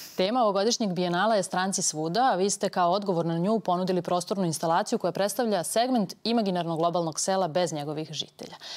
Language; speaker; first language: Serbian; native; Serbian